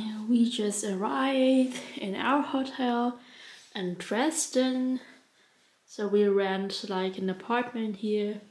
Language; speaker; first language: English; non-native, fluent; Indonesian